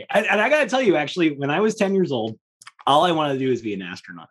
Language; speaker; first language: English; native; English